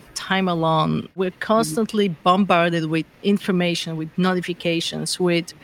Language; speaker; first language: English; non-native, fluent; Bulgarian